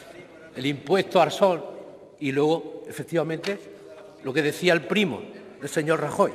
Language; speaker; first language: Spanish; native; Spanish